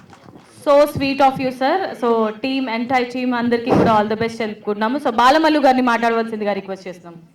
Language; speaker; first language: Telugu; native; Telugu